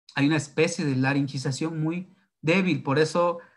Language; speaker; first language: Spanish; non-native, local second language; Zapotec